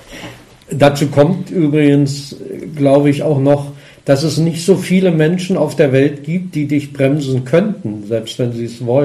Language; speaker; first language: German; native; German